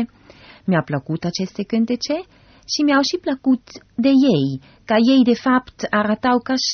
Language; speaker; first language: Romanian; non-native, fluent; German